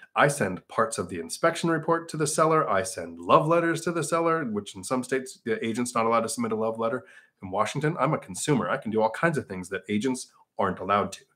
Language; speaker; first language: English; native; English